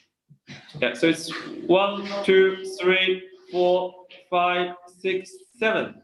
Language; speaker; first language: English; non-native, fluent; Chinese